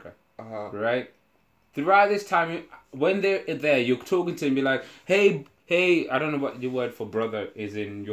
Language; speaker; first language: English; non-native, local second language; Shona